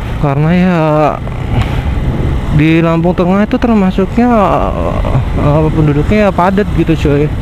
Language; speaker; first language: Indonesian; native; Indonesian